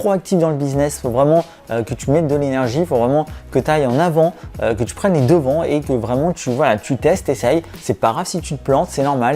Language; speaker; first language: French; native; French